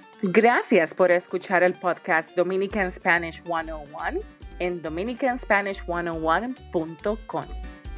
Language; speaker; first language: Spanish; native; Spanish